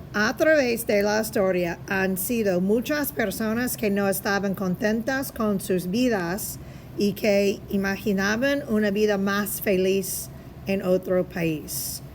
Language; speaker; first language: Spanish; non-native, fluent; English